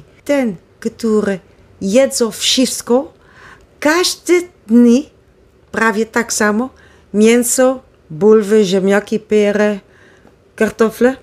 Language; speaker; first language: Polish; non-native, learner; Dutch